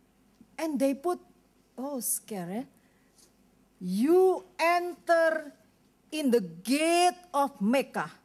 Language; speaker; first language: English; non-native, learner; Indonesian